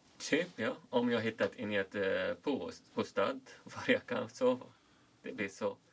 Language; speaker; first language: Swedish; non-native, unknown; Arabic